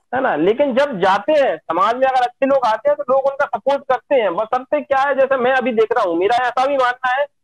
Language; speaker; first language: Hindi; native; Hindi